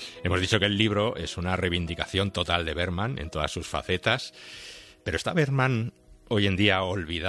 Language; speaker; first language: Spanish; native; Spanish